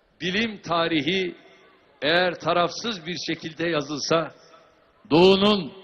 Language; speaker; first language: Turkish; native; Turkish